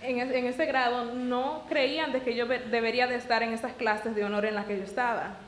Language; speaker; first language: Spanish; early bilingual, other home language; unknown